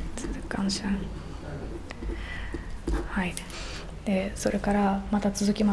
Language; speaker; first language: Japanese; non-native, fluent; Ukrainian